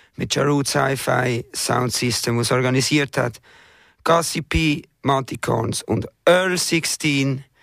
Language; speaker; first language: German; native; German